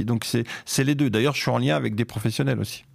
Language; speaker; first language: French; native; French